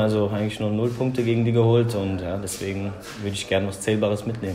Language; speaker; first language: German; native; German